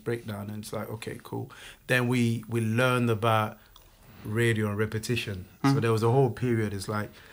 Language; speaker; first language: English; non-native, fluent; French